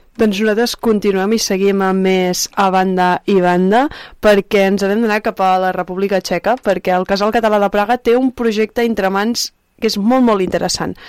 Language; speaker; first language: Catalan; native; Catalan